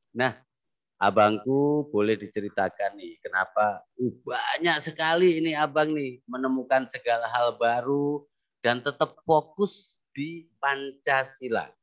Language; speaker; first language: Indonesian; native; Indonesian